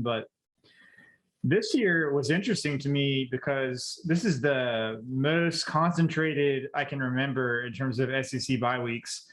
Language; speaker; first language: English; native; English